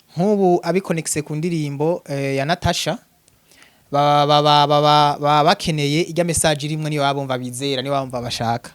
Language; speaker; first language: Rundi; native; Rundi